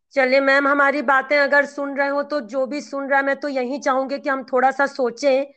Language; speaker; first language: Hindi; native; Hindi